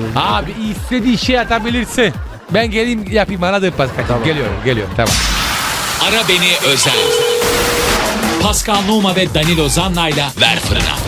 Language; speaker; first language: Turkish; non-native, learner; Italian